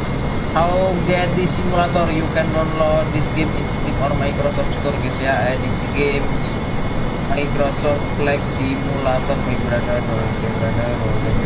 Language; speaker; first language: English; non-native, local second language; Indonesian